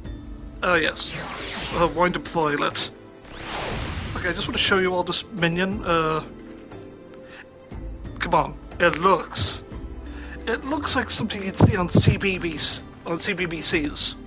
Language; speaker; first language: English; native; English